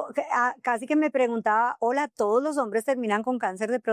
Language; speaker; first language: Spanish; native; Spanish